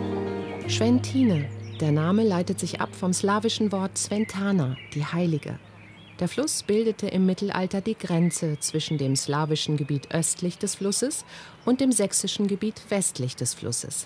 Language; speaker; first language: German; native; German